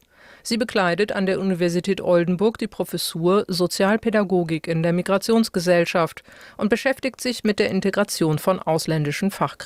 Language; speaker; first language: German; native; German